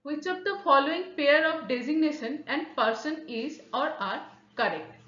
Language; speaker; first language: English; non-native, local second language; Bangla